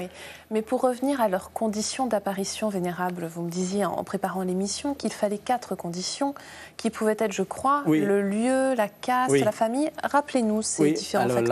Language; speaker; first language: French; native; French